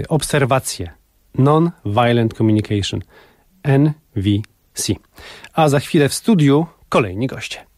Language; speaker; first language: Polish; native; Polish